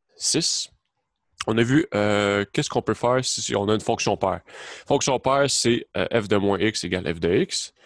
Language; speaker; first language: French; native; French